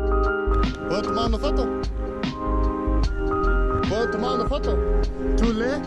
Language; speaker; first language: Spanish; non-native, learner; Danish